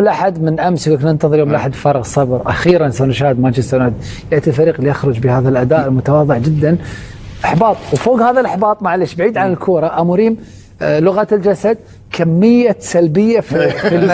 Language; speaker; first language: Arabic; native; Arabic